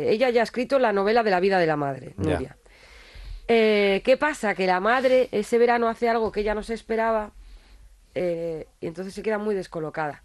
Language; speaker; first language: Spanish; native; Spanish